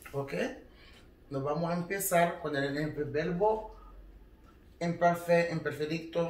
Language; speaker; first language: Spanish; non-native, learner; Haitian Creole